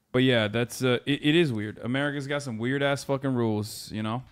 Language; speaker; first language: English; native; English